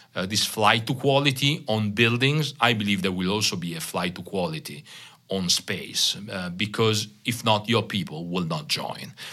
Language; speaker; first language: English; non-native, fluent; Italian